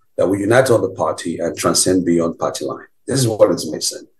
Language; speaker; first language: English; non-native, local second language; Bini